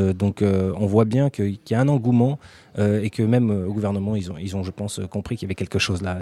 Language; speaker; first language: French; native; French